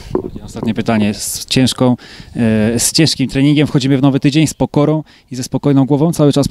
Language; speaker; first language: Polish; native; Polish